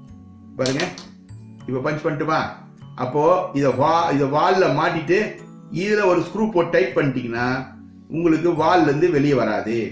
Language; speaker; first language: Tamil; native; Tamil